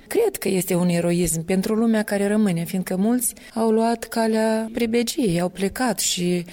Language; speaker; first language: Romanian; native; Romanian